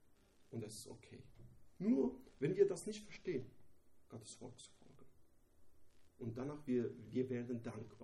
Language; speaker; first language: German; non-native, learner; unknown